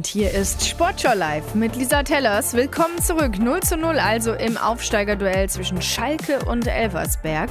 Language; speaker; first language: German; native; German